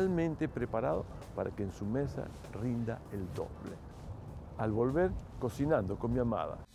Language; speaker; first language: Spanish; native; Spanish